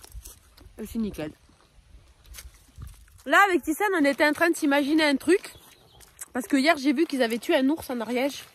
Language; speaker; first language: French; native; French